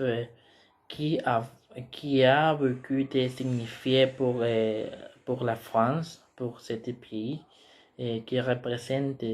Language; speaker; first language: French; non-native, learner; Spanish